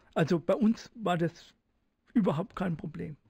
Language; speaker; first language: German; native; German